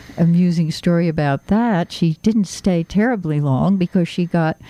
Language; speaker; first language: English; native; English